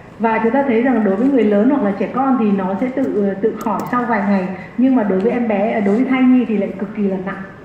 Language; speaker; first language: Vietnamese; native; Vietnamese